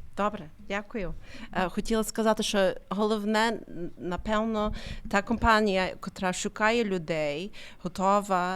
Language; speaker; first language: Ukrainian; early bilingual, heritage; Ukrainian